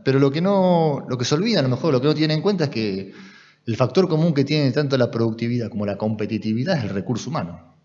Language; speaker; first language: Spanish; native; Spanish